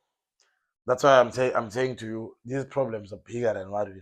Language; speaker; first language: English; non-native, local second language; Zulu